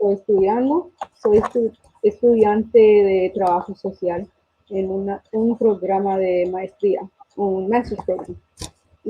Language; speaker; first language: Spanish; non-native, fluent; English